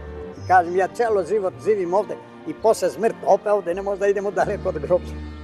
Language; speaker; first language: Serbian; non-native, learner; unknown